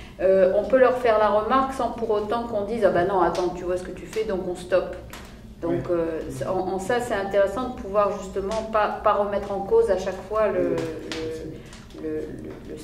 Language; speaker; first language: French; native; French